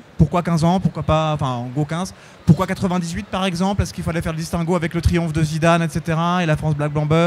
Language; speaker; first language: French; native; French